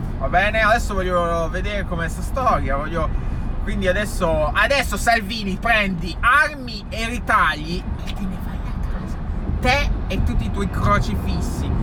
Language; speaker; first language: Italian; native; Italian